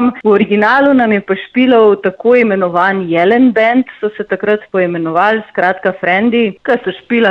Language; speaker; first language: Slovenian; native; Slovenian